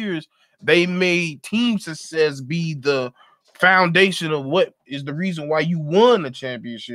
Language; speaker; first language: English; native; English